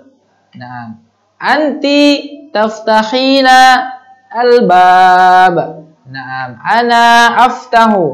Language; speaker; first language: Arabic; non-native, fluent; Indonesian